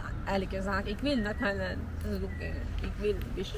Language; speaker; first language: German; non-native, learner; Thai